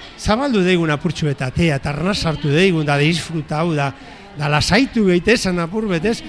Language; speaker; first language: Basque; native; Basque